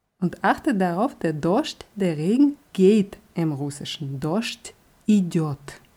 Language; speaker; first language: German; non-native, fluent; Russian